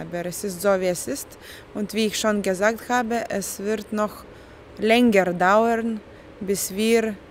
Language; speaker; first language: German; non-native, fluent; Lithuanian